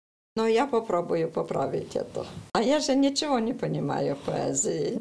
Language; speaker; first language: Russian; early bilingual, heritage; Russian